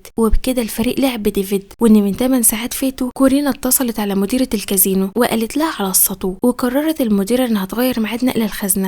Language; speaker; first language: Arabic; native; Arabic